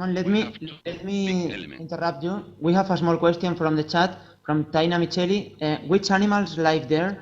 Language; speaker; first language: English; non-native, fluent; Spanish